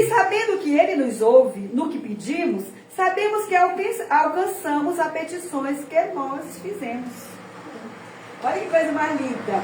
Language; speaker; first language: Portuguese; native; Portuguese